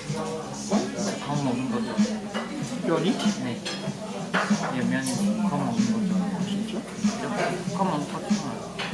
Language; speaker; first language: Korean; non-native, learner; Vietnamese